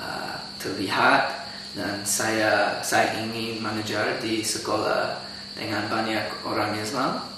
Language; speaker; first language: Indonesian; non-native, learner; English